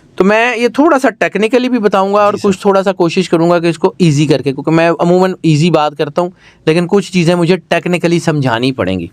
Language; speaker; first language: Urdu; non-native, local second language; Punjabi